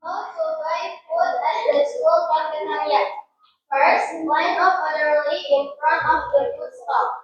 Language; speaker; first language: English; non-native, learner; Indonesian